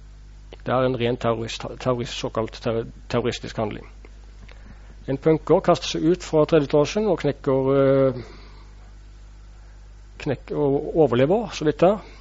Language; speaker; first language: Norwegian; native; Norwegian